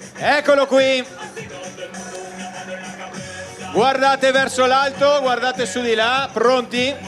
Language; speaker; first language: Italian; native; Italian